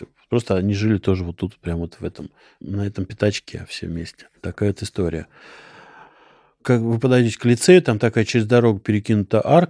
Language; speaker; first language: Russian; native; Russian